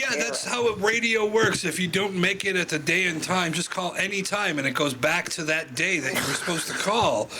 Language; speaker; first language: English; native; English